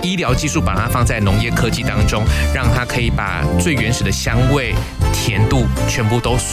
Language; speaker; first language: Chinese; native; Chinese